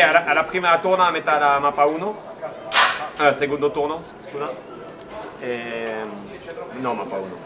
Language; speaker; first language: Italian; non-native, learner; French